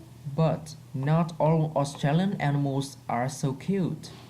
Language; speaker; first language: English; non-native, fluent; Vietnamese